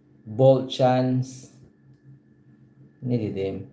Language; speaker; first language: Turkish; non-native, learner; Filipino